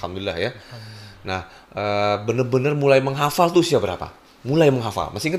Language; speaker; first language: Indonesian; native; Indonesian